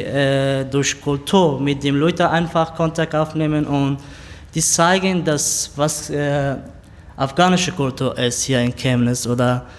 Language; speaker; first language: German; non-native, learner; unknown